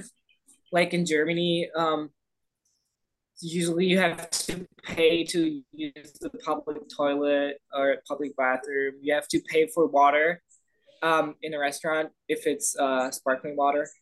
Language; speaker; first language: English; non-native, fluent; German